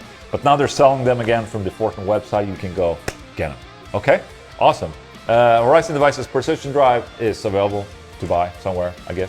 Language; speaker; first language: English; non-native, fluent; Swedish